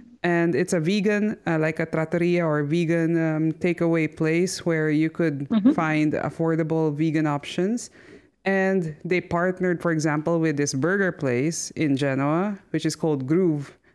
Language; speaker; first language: English; non-native, local second language; Filipino